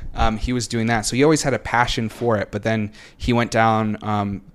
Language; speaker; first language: English; native; English